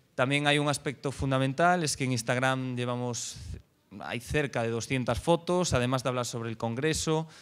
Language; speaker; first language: Spanish; native; Spanish